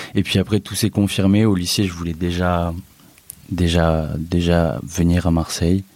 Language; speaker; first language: French; native; French